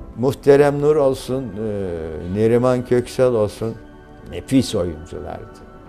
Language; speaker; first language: Turkish; native; Turkish